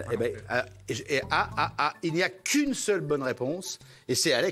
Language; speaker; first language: French; native; French